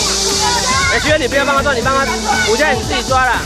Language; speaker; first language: Chinese; native; Chinese